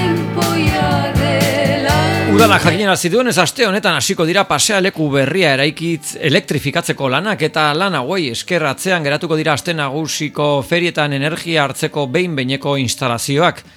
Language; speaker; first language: Basque; native; Basque